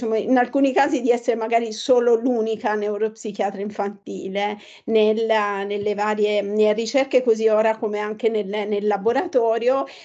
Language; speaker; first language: Italian; native; Italian